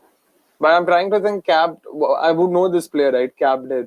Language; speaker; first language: English; non-native, local second language; Hindi